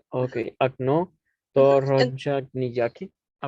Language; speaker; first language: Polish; non-native, learner; Spanish